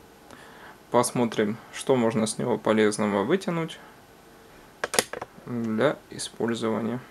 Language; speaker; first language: Russian; non-native, local second language; Ukrainian